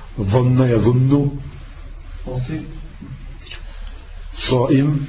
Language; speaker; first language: Arabic; non-native, fluent; French